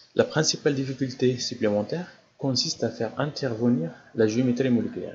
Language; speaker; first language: French; non-native, local second language; Arabic